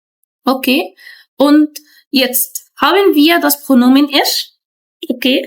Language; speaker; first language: German; non-native, learner; Arabic